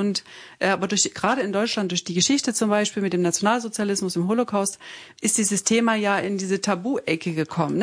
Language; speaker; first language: German; native; German